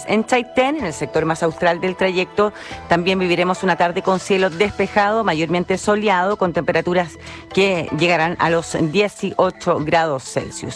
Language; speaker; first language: Spanish; native; Spanish